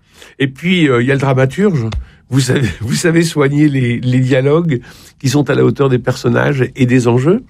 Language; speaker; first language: French; native; French